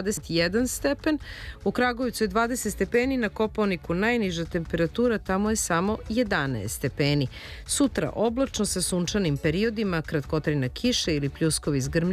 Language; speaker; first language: Serbian; native; Serbian